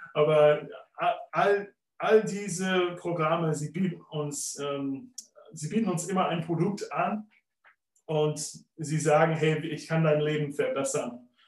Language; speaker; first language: German; non-native, fluent; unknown